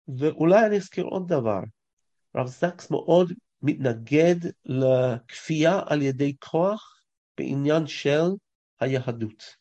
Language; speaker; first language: Hebrew; non-native, fluent; English